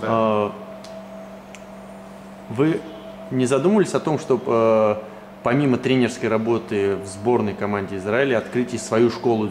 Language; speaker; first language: Russian; native; Russian